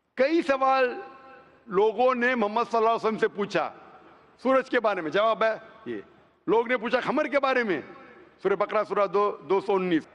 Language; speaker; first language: Hindi; non-native, local second language; Konkani